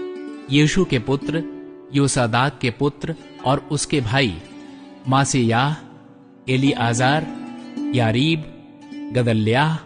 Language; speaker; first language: Hindi; native; Hindi